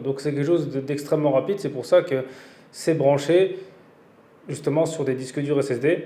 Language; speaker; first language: French; native; French